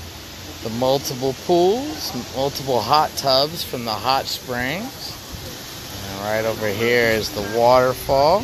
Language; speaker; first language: English; native; English